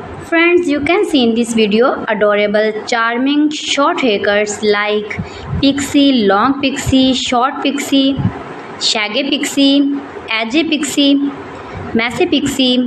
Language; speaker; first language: English; non-native, learner; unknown